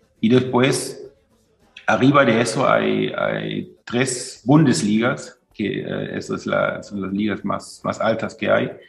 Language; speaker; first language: Spanish; non-native, fluent; German